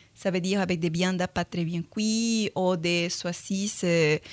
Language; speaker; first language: French; non-native, fluent; Spanish